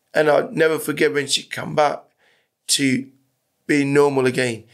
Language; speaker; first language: English; early bilingual, other home language; Persian